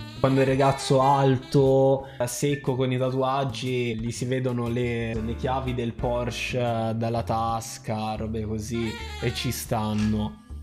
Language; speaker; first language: Italian; native; Italian